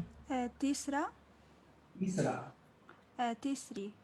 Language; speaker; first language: Hindi; non-native, learner; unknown